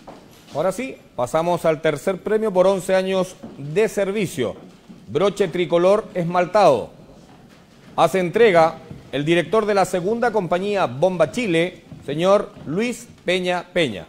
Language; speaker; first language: Spanish; native; Spanish